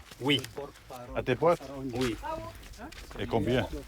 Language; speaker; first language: French; non-native, learner; German